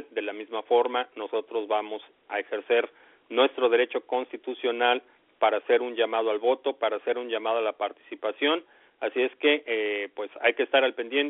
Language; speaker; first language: Spanish; native; Spanish